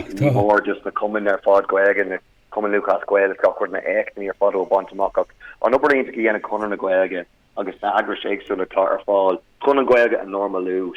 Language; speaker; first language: Irish; non-native, local second language; English